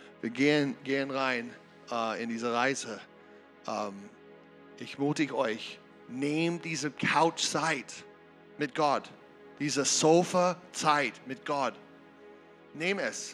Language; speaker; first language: German; non-native, learner; English